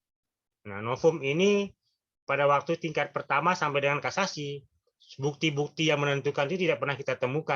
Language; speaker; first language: Indonesian; native; Indonesian